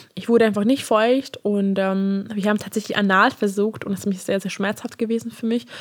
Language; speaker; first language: German; non-native, fluent; Hungarian